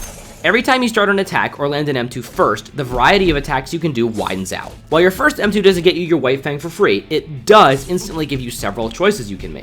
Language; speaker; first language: English; native; English